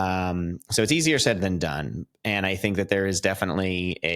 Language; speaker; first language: English; native; English